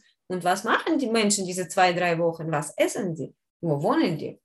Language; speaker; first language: German; non-native, learner; Ukrainian